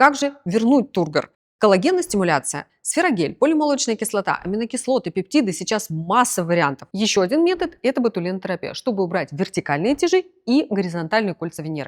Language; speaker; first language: Russian; native; Russian